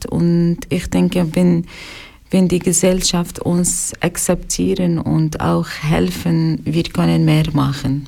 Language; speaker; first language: German; non-native, learner; Arabic